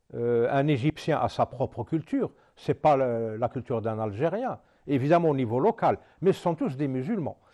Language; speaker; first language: French; non-native, local second language; Arabic